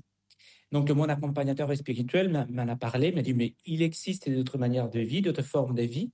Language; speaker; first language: French; non-native, fluent; Spanish